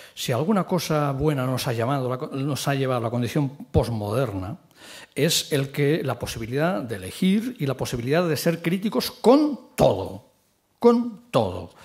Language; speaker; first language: Spanish; non-native, local second language; Catalan